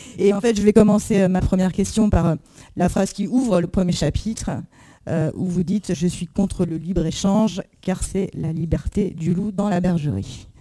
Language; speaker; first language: French; native; French